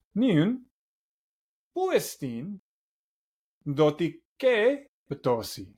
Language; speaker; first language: Greek; non-native, learner; English